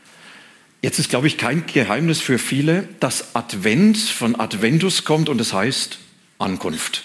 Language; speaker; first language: German; native; German